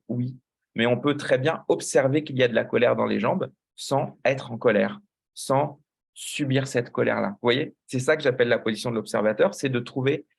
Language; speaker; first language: French; native; French